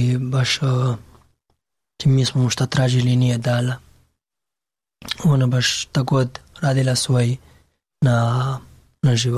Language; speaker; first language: Serbian; non-native, learner; Pashto